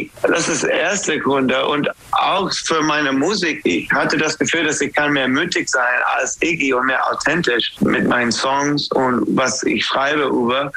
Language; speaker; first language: German; non-native, learner; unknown